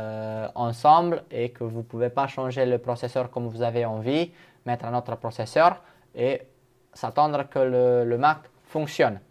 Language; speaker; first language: French; non-native, fluent; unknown